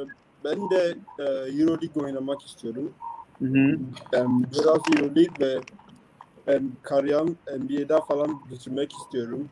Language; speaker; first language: Turkish; non-native, learner; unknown